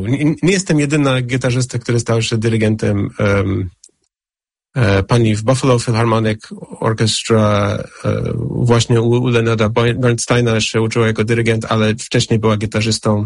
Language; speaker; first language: Polish; non-native, fluent; English